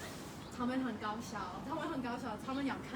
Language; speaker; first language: Chinese; non-native, learner; English